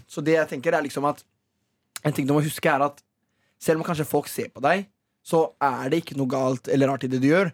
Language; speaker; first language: Norwegian; native; Norwegian